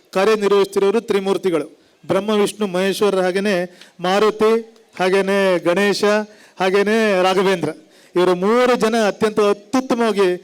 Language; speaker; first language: Kannada; native; Kannada